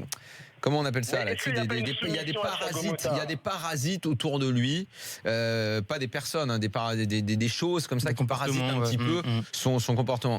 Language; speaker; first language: French; native; French